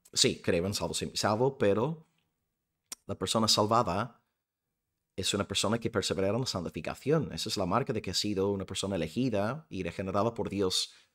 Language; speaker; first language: Spanish; non-native, fluent; English